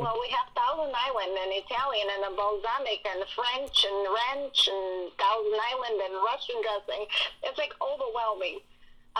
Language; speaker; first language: English; non-native, fluent; Russian